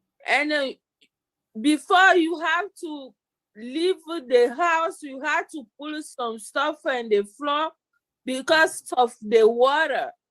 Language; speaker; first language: English; non-native, learner; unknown